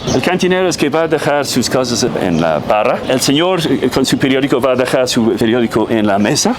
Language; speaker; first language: Spanish; non-native, fluent; English